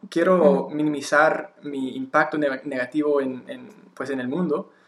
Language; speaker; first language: Spanish; non-native, learner; English